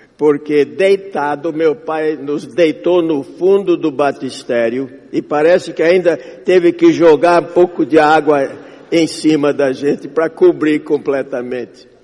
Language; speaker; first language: Portuguese; non-native, fluent; English